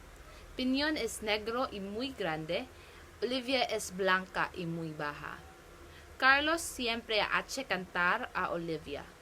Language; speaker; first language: Spanish; non-native, learner; Cebuano